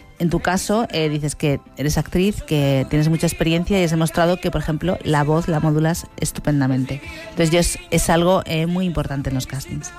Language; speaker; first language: Spanish; native; Spanish